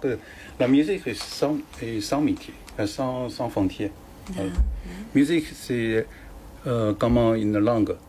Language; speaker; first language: French; non-native, learner; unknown